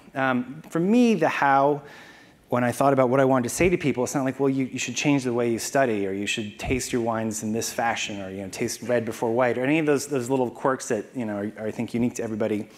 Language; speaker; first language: English; native; English